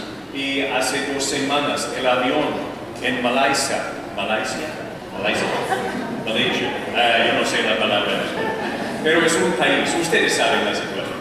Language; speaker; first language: Spanish; non-native, fluent; English